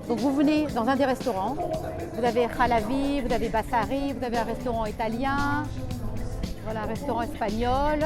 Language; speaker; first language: French; native; French